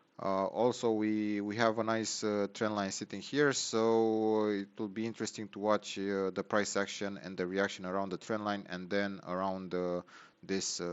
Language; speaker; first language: English; non-native, fluent; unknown